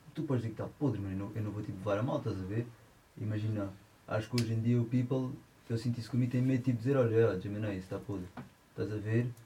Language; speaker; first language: Portuguese; early bilingual, heritage; French